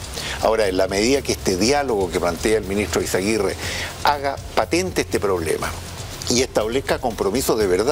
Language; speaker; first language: Spanish; native; Spanish